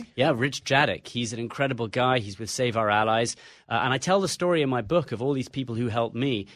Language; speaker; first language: English; native; English